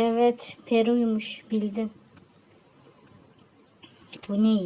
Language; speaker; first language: Turkish; native; Turkish